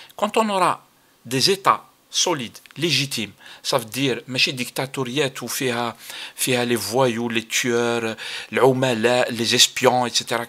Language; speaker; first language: French; non-native, local second language; Arabic